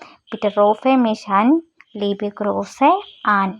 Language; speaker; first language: German; non-native, learner; Malayalam